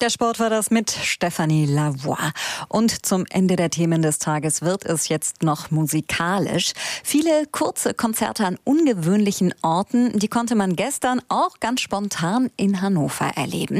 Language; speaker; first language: German; native; German